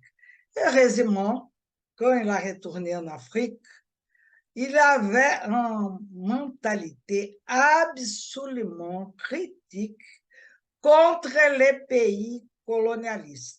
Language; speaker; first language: French; non-native, learner; Portuguese